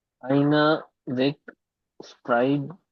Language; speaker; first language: German; non-native, learner; Tamil